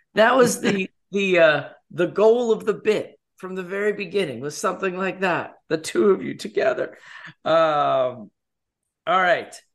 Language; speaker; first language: English; native; English